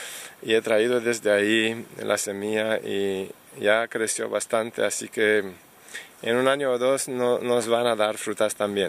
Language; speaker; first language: Spanish; non-native, fluent; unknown